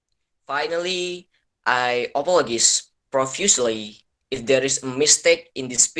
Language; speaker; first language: English; non-native, learner; Indonesian